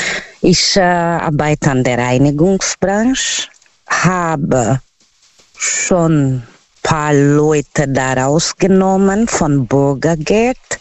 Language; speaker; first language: German; non-native, learner; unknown